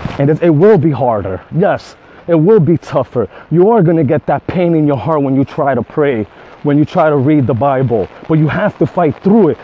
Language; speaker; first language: English; native; English